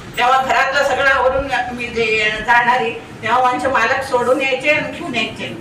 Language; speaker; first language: Marathi; non-native, local second language; Kannada